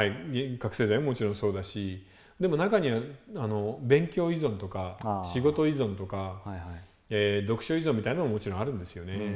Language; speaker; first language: Japanese; native; Japanese